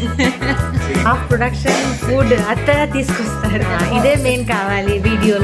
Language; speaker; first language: Telugu; non-native, fluent; Bangla